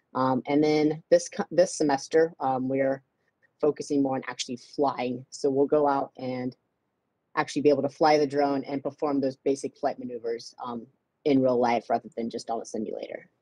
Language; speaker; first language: English; native; English